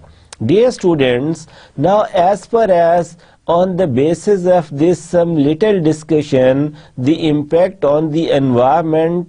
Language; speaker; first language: English; non-native, local second language; Urdu